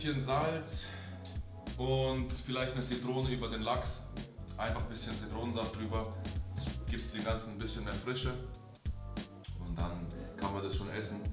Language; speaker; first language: German; native; German